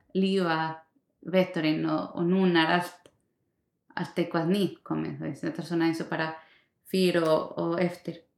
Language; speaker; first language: Icelandic; non-native, learner; Spanish